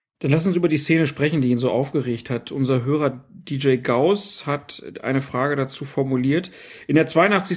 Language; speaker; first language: German; native; German